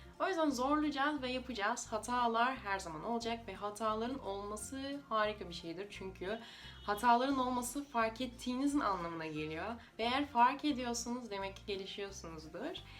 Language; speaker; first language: Turkish; non-native, fluent; Russian